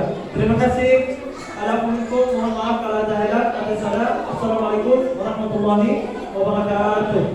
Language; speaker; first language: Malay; non-native, learner; Arabic